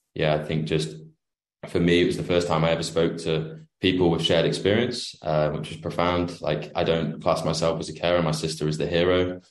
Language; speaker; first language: English; native; English